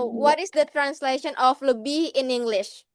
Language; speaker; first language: English; non-native, learner; Indonesian